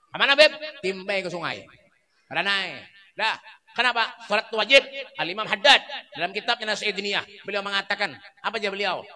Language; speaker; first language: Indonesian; non-native, local second language; Banjar